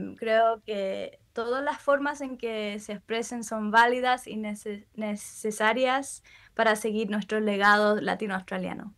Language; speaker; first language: Spanish; early bilingual, heritage; Spanish